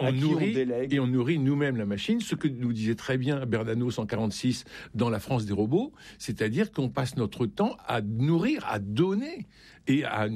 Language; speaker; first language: French; native; French